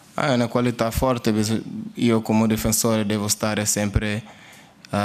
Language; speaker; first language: Italian; non-native, learner; Portuguese